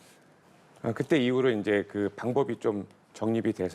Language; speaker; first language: Korean; native; Korean